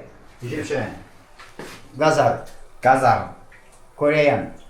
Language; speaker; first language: English; non-native, learner; Arabic